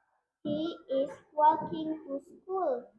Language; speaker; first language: English; non-native, learner; Indonesian